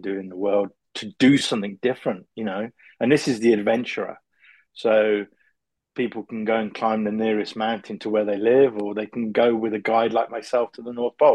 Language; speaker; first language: English; native; English